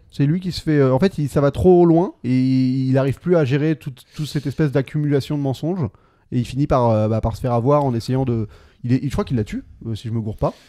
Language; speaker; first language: French; native; French